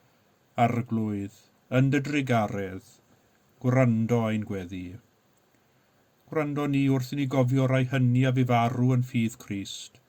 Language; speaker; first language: Welsh; native; Welsh